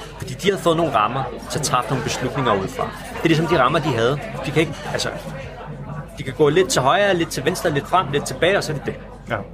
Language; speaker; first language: Danish; early bilingual, other home language; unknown